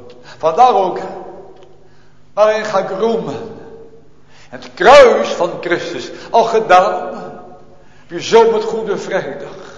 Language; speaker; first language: Dutch; native; Dutch